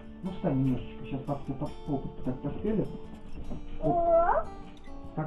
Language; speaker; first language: Russian; native; Russian